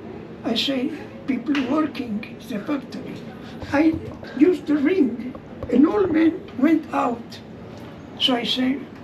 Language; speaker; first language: English; non-native, learner; German